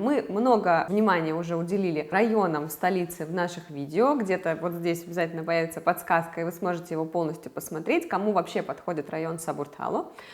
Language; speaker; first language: Russian; native; Russian